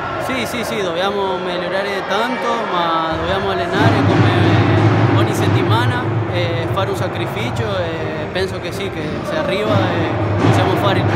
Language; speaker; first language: Italian; non-native, fluent; Portuguese